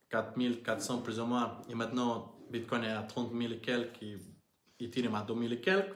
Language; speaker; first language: French; non-native, learner; Portuguese